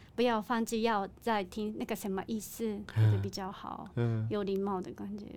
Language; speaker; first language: Chinese; non-native, learner; Japanese